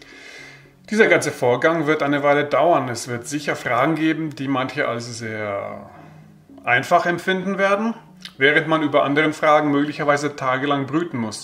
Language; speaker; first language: German; native; German